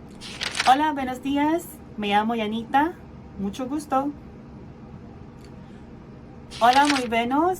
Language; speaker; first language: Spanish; non-native, fluent; Filipino